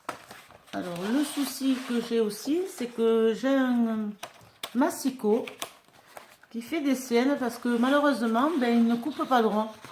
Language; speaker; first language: French; native; French